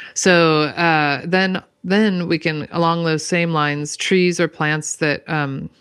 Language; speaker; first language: English; native; English